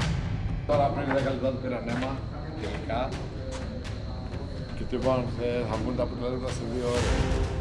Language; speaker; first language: Greek; non-native, fluent; Turkish